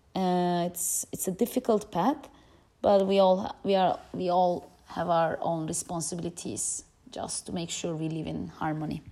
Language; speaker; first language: English; non-native, fluent; Turkish